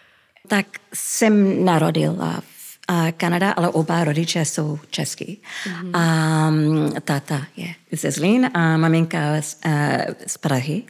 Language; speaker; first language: Czech; early bilingual, heritage; Czech